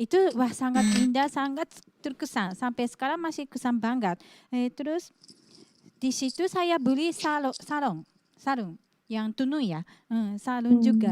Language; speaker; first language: Indonesian; non-native, fluent; Japanese